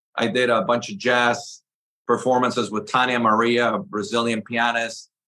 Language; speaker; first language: English; early bilingual, other home language; Spanish